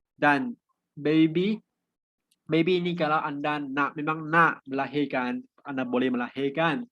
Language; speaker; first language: Malay; non-native, local second language; Chinese